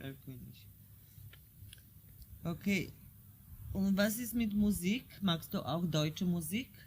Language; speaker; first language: German; non-native, fluent; Polish